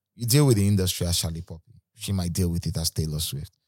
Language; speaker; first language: English; non-native, local second language; Igbo